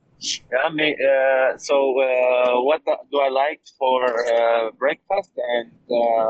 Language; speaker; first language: English; non-native, learner; German